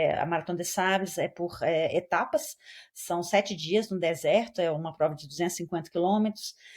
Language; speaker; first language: Portuguese; native; Portuguese